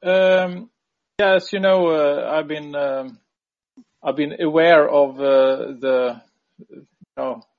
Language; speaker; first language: English; non-native, fluent; Swedish